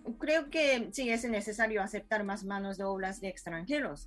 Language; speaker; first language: Spanish; non-native, fluent; Japanese